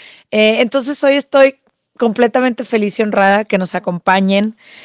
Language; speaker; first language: Spanish; native; Spanish